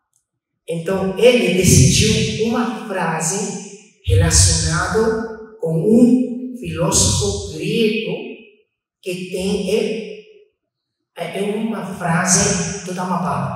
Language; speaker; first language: Portuguese; non-native, fluent; Chinese